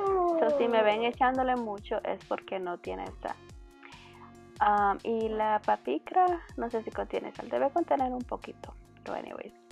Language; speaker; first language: Spanish; early bilingual, heritage; Spanish